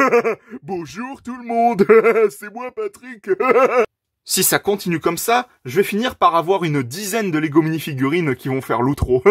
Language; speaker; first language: French; native; French